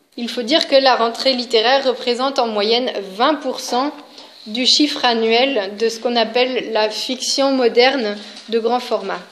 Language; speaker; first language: French; native; French